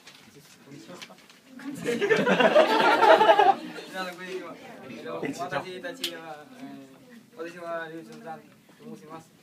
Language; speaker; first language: Japanese; non-native, learner; Vietnamese